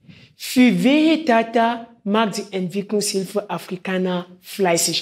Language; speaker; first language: German; non-native, fluent; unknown